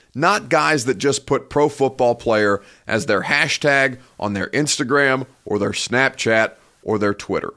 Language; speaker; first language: English; native; English